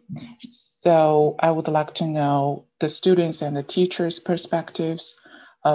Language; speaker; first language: English; non-native, fluent; Chinese